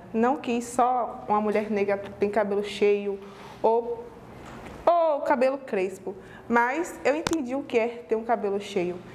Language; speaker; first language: Portuguese; native; Portuguese